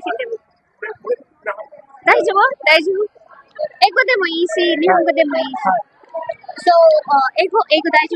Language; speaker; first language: Japanese; non-native, fluent; Marathi